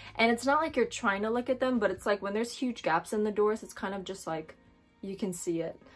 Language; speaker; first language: English; early bilingual, other home language; Japanese